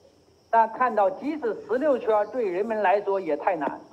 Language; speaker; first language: Chinese; native; Chinese